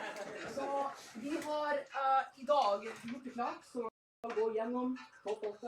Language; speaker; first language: Norwegian; native; Norwegian